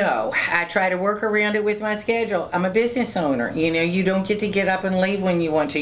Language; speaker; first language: English; native; English